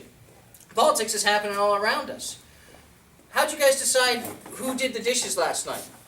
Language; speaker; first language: English; native; English